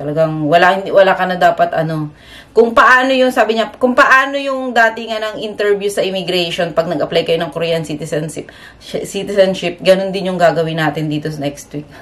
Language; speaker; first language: Filipino; native; Filipino